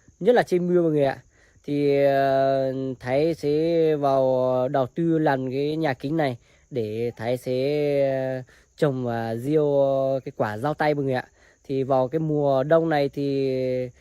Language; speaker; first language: Vietnamese; non-native, local second language; Hmong